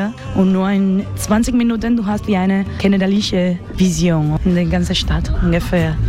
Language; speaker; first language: German; non-native, fluent; Spanish